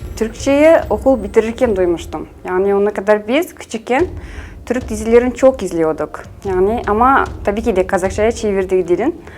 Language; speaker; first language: Turkish; non-native, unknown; Kazakh